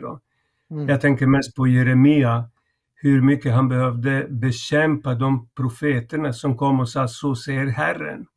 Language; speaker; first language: Swedish; non-native, fluent; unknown